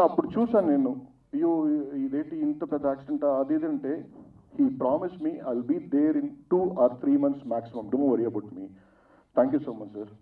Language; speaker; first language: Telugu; non-native, fluent; Tamil